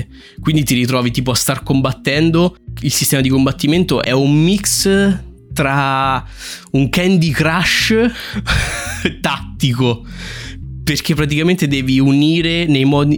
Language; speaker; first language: Italian; native; Italian